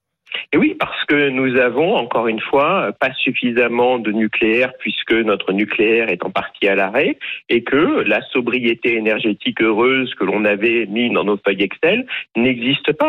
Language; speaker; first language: French; native; French